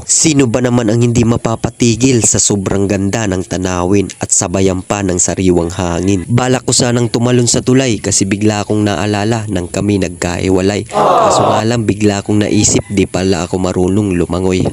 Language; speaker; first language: Filipino; non-native, local second language; Bikol